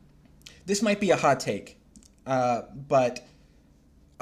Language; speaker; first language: English; native; English